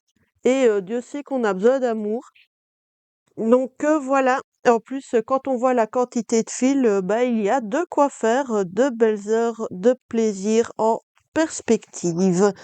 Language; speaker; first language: French; native; French